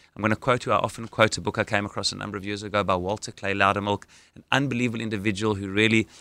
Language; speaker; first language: English; native; English